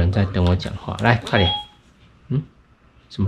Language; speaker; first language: Chinese; native; Chinese